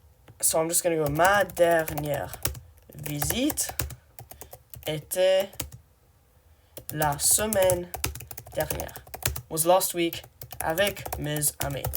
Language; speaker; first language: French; non-native, learner; English